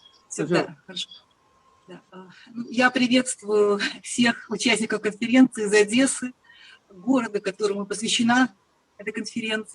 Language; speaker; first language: Russian; native; Russian